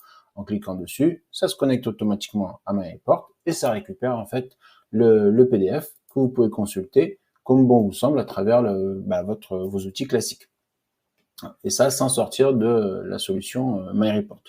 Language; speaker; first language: French; native; French